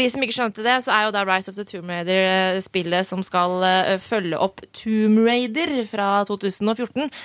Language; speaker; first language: Norwegian; native; Norwegian